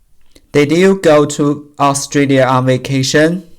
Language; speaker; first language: English; non-native, learner; Chinese